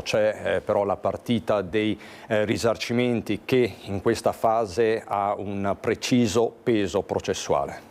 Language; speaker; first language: Italian; native; Italian